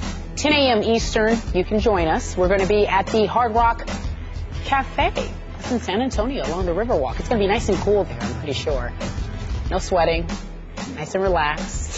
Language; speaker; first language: English; native; English